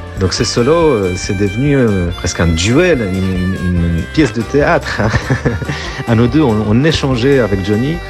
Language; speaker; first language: French; non-native, fluent; Polish